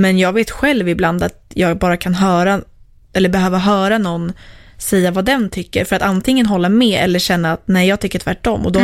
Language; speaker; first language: Swedish; native; Swedish